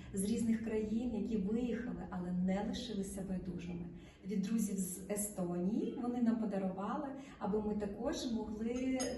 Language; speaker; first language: Ukrainian; native; Ukrainian